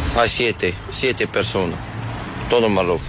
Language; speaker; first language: Spanish; non-native, learner; Arabic